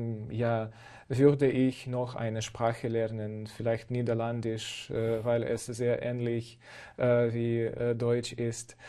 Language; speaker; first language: German; non-native, fluent; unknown